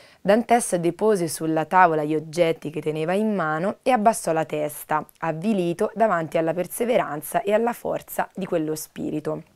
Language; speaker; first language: Italian; native; Italian